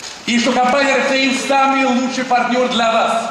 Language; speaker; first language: Russian; non-native, learner; Swedish